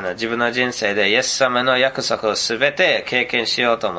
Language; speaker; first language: Japanese; non-native, fluent; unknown